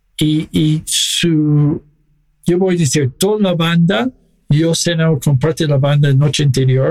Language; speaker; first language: Spanish; non-native, fluent; English